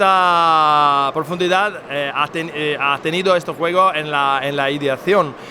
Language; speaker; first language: Spanish; non-native, fluent; Italian